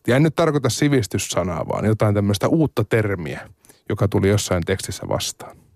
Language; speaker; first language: Finnish; native; Finnish